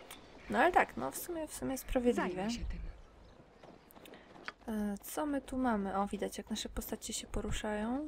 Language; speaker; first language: Polish; native; Polish